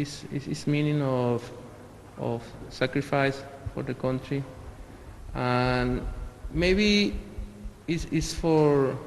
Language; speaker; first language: English; non-native, learner; Spanish